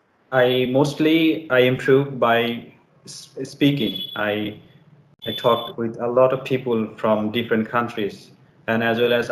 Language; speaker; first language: English; non-native, learner; Bangla